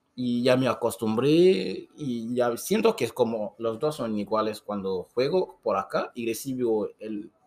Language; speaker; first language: Spanish; non-native, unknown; Susu